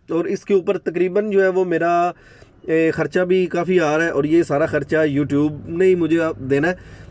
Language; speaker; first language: Urdu; non-native, local second language; Punjabi